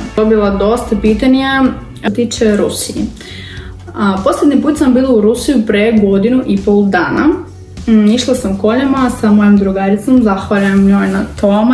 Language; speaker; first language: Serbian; non-native, learner; Russian